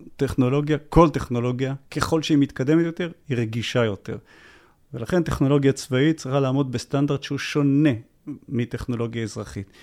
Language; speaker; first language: Hebrew; native; Hebrew